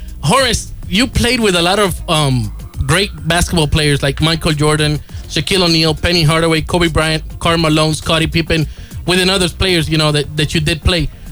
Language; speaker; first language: English; non-native, fluent; Spanish